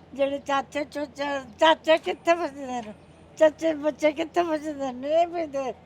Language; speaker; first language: Punjabi; non-native, local second language; Hindi